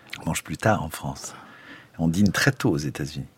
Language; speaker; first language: French; native; French